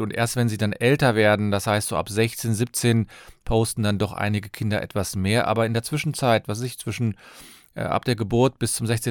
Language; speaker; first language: German; native; German